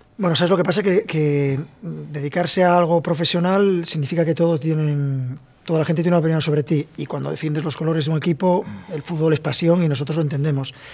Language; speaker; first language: Spanish; native; Spanish